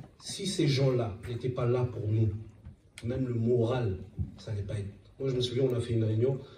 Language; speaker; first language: French; native; French